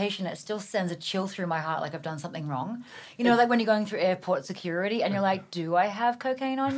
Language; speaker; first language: English; native; English